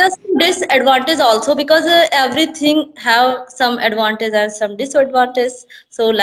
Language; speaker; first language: English; non-native, learner; Hindi